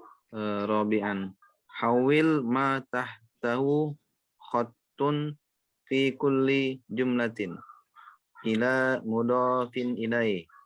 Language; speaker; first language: Arabic; non-native, learner; Indonesian